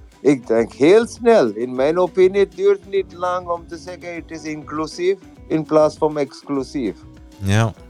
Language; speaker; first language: Dutch; non-native, fluent; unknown